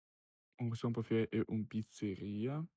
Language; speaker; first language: French; non-native, learner; Russian